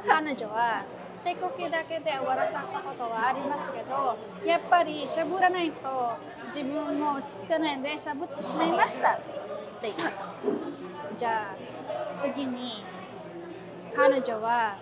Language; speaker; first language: Japanese; non-native, fluent; Filipino